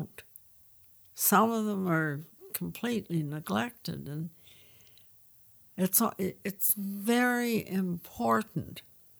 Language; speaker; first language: English; native; English